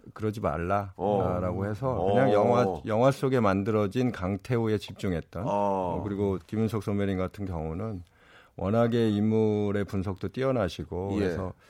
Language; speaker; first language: Korean; native; Korean